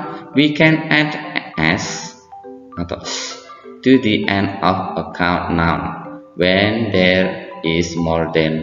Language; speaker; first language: English; non-native, fluent; Indonesian